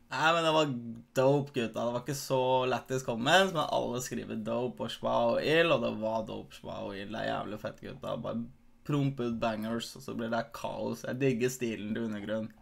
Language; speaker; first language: Norwegian; early bilingual, other home language; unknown